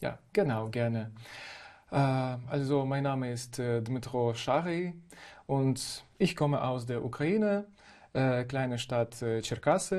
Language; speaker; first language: German; non-native, fluent; Ukrainian